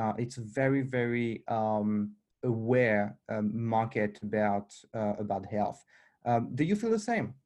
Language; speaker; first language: English; non-native, fluent; French